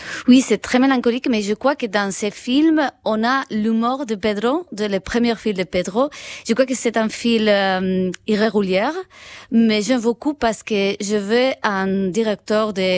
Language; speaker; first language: French; non-native, fluent; Spanish